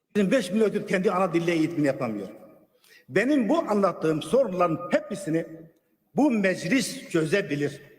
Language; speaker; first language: Turkish; non-native, local second language; Kurdish